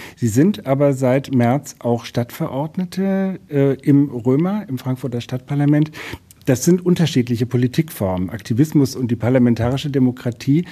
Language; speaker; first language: German; native; German